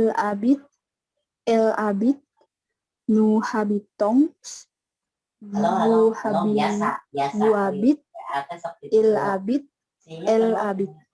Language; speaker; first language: French; non-native, learner; Indonesian